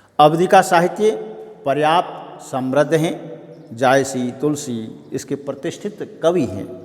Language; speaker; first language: Hindi; native; Hindi